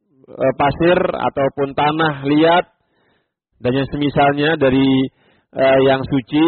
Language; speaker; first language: Indonesian; native; Indonesian